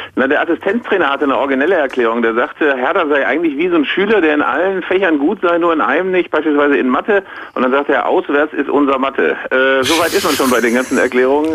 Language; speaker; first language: German; native; German